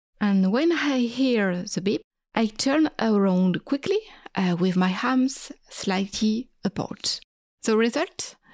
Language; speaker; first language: English; non-native, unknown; French